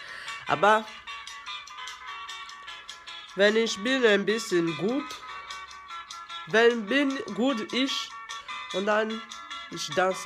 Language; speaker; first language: German; non-native, learner; French